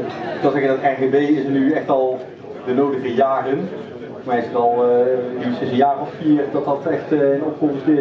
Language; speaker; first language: Dutch; native; Dutch